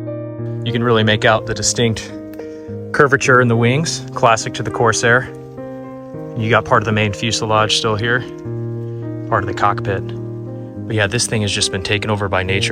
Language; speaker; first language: English; native; English